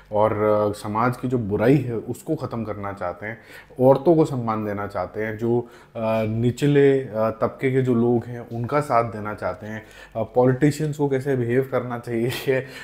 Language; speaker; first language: Hindi; non-native, local second language; Punjabi